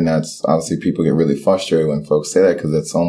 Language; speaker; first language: English; early bilingual, other home language; Haitian Creole